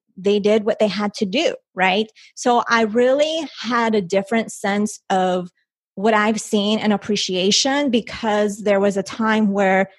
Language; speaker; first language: English; early bilingual, other home language; Spanish